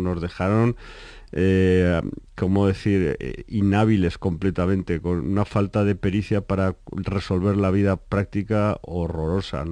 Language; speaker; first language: Spanish; native; Spanish